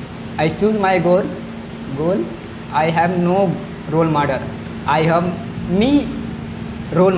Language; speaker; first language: English; non-native, learner; Hindi